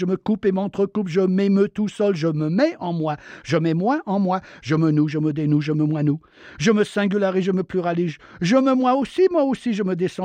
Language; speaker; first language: French; native; French